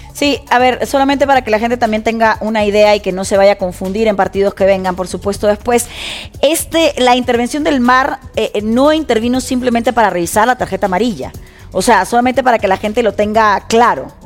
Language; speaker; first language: Spanish; native; Spanish